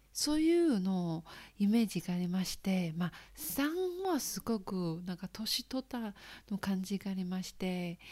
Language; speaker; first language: Japanese; non-native, learner; Chinese